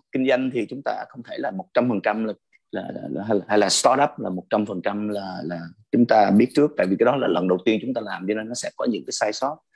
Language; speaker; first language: Vietnamese; early bilingual, heritage; Vietnamese